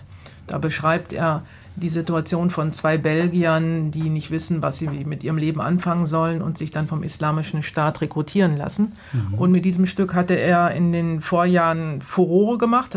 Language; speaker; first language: German; native; German